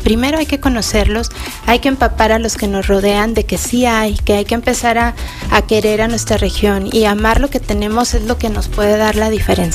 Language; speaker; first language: Spanish; native; Spanish